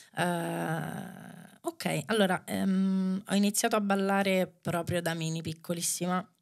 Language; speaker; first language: Italian; native; Italian